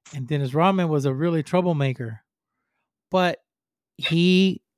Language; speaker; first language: English; non-native, fluent; Spanish